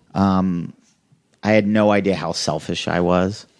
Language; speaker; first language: English; native; English